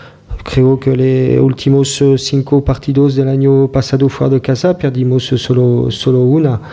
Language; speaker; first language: Spanish; non-native, fluent; French